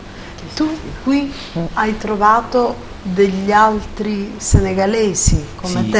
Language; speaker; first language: Italian; native; Italian